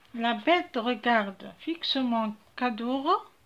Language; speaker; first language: French; non-native, local second language; Arabic